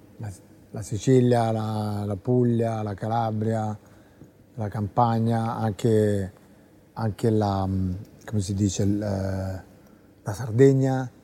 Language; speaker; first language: Italian; native; Italian